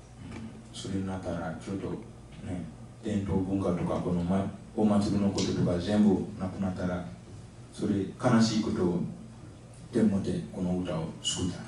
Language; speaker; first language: Japanese; non-native, fluent; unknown